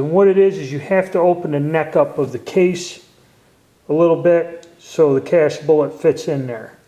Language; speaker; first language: English; native; English